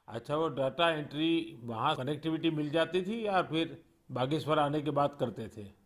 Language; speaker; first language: Hindi; non-native, local second language; Gujarati